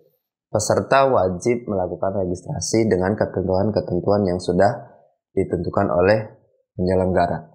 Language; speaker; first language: Indonesian; native; Indonesian